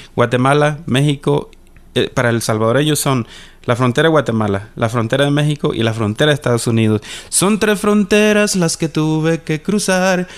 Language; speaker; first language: Spanish; native; Spanish